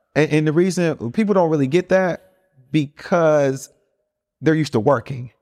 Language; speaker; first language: English; early bilingual, other home language; Spanish